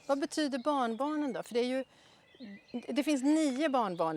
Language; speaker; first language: Swedish; native; Swedish